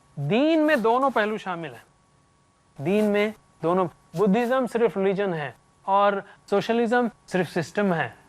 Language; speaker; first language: Urdu; native; Urdu